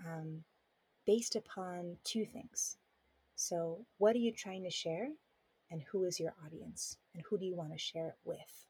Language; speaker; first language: English; native; English